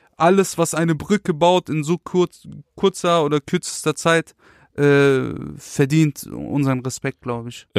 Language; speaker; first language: German; native; German